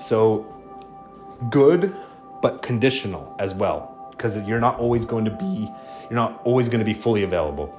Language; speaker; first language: English; native; English